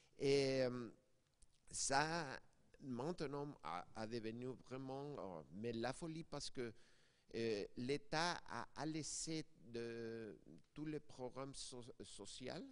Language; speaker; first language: French; non-native, fluent; Spanish